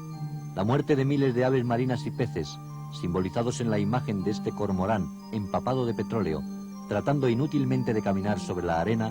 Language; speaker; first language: Spanish; native; Spanish